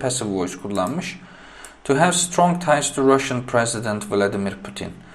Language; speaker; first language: English; non-native, fluent; Turkish